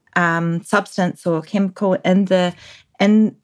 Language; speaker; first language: English; native; English